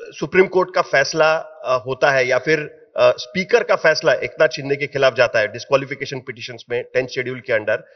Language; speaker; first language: Hindi; native; Hindi